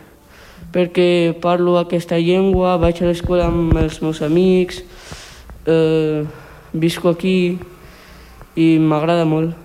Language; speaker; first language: Catalan; early bilingual, other home language; Urdu